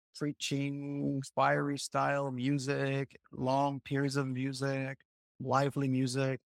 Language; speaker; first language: English; non-native, fluent; Spanish